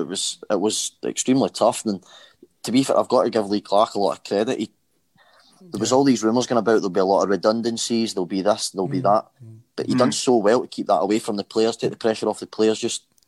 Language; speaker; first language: English; native; English